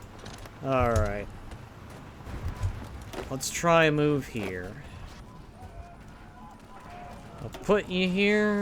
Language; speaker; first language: English; native; English